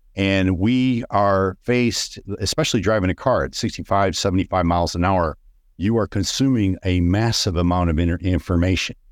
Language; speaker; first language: English; native; English